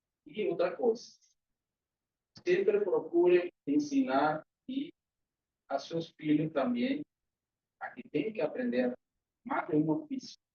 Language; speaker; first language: Portuguese; non-native, learner; Spanish